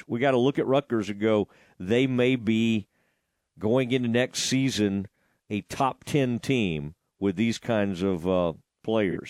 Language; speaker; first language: English; native; English